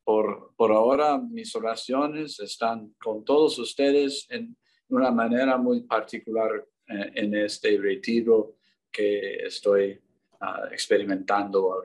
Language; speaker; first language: Spanish; non-native, learner; English